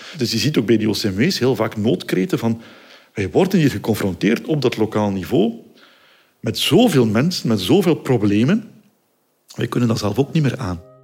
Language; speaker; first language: Dutch; native; Dutch